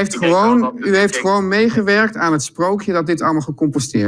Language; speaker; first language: Dutch; native; Dutch